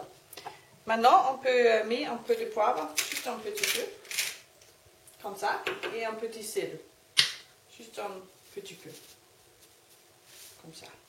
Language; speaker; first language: French; non-native, learner; Danish